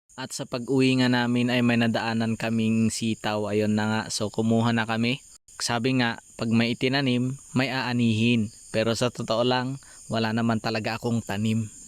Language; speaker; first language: Filipino; non-native, local second language; Iloko